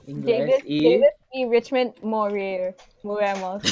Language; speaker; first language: Spanish; non-native, learner; Indonesian